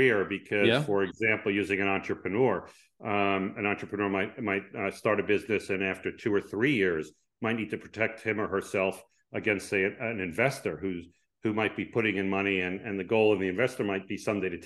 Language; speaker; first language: English; native; English